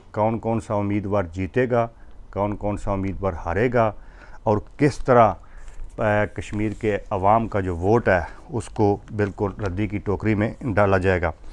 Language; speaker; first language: Urdu; non-native, local second language; Punjabi